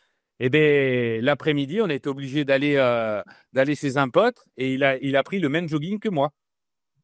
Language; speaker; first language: French; native; French